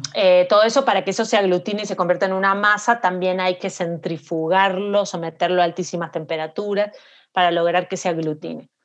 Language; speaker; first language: Spanish; native; Spanish